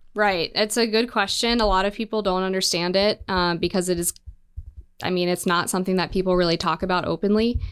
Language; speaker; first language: English; native; English